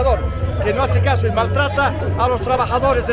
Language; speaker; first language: Spanish; native; Spanish